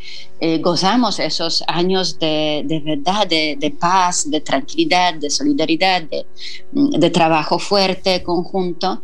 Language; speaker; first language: Spanish; non-native, fluent; Polish